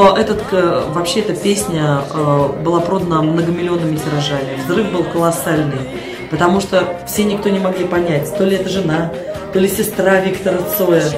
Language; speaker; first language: Russian; native; Russian